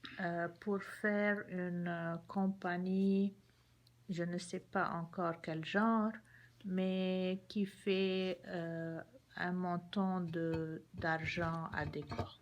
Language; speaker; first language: French; non-native, local second language; Arabic